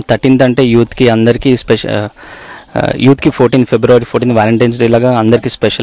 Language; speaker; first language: Telugu; native; Telugu